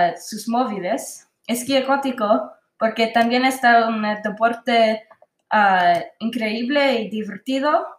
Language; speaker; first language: Spanish; non-native, learner; English